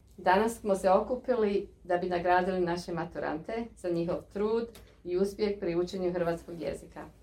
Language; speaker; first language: Croatian; early bilingual, heritage; Croatian